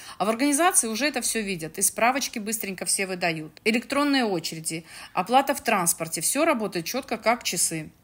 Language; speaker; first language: Russian; native; Russian